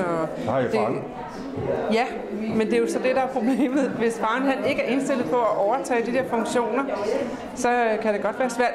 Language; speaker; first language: Danish; native; Danish